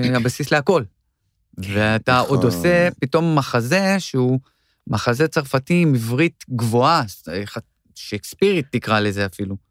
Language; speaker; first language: Hebrew; native; Hebrew